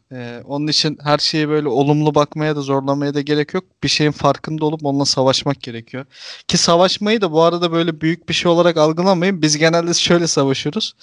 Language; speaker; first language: Turkish; native; Turkish